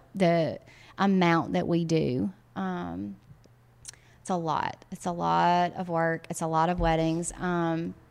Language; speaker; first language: English; native; English